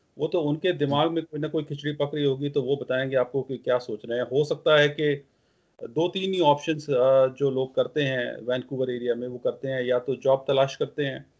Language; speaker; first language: Hindi; non-native, local second language; Punjabi